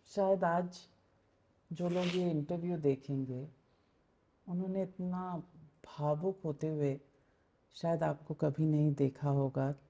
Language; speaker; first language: Hindi; native; Hindi